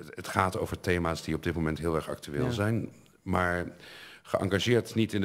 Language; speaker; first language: Dutch; native; Dutch